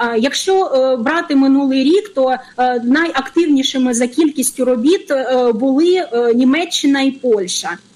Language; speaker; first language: Ukrainian; native; Ukrainian